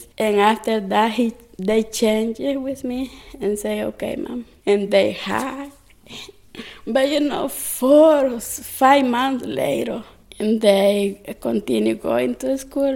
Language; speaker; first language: English; non-native, learner; Spanish